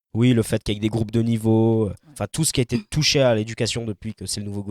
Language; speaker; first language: French; native; French